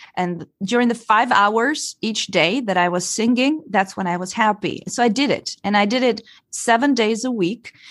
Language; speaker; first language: English; non-native, fluent; Italian